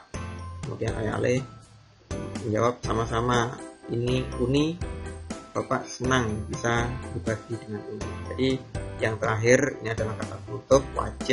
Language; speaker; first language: Indonesian; native; Indonesian